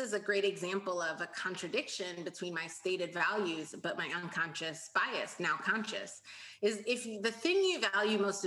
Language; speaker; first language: English; native; English